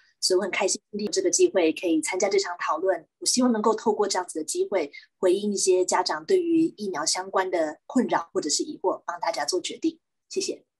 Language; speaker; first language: Chinese; native; Chinese